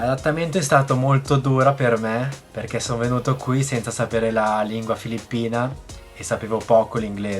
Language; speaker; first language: Italian; early bilingual, other home language; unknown